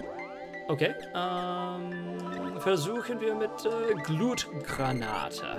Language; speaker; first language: German; non-native, learner; English